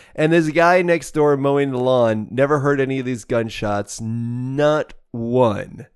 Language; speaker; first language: English; native; English